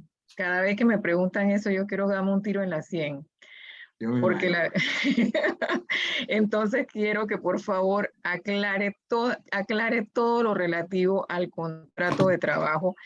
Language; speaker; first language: Spanish; native; Spanish